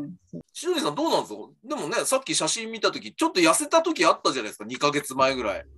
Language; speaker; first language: Japanese; native; Japanese